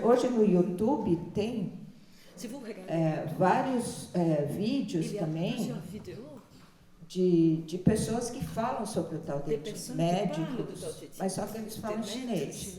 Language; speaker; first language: Portuguese; early bilingual, other home language; Chinese